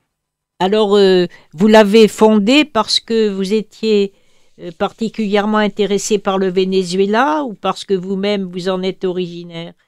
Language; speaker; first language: French; native; French